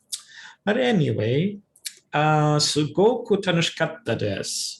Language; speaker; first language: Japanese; non-native, fluent; English